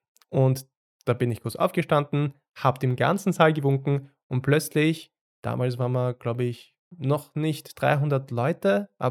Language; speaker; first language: German; native; German